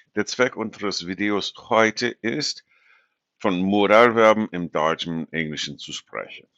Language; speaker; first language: German; non-native, fluent; English